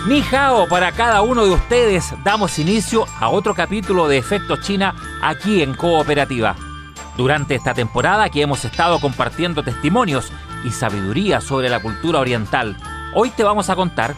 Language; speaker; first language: Spanish; native; Spanish